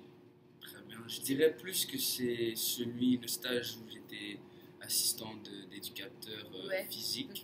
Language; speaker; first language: French; non-native, fluent; English